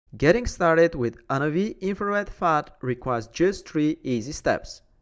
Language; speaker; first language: English; non-native, fluent; Bulgarian